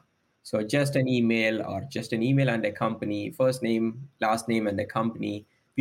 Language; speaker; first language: English; non-native, local second language; Malayalam